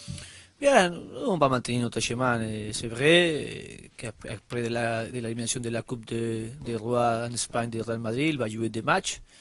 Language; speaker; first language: French; non-native, learner; Spanish